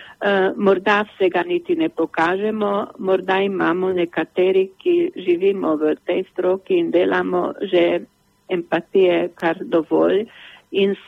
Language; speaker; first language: Slovenian; native; Slovenian